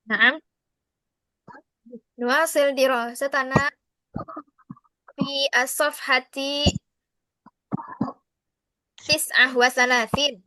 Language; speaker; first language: Arabic; non-native, fluent; Indonesian